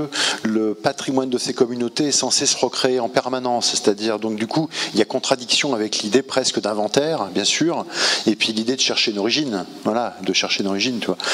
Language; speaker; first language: French; native; French